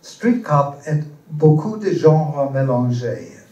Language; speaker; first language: French; non-native, learner; English